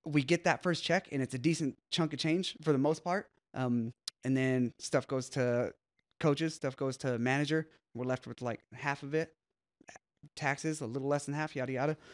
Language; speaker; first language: English; native; English